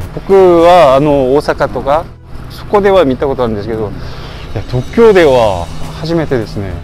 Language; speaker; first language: Japanese; non-native, fluent; Korean